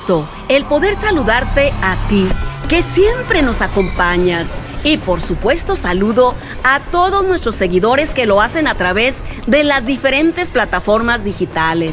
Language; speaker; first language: Spanish; native; Spanish